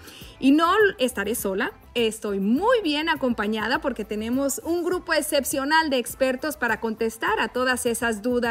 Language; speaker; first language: Spanish; native; Spanish